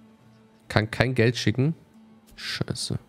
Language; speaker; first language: German; native; German